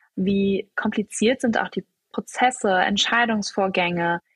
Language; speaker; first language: German; native; German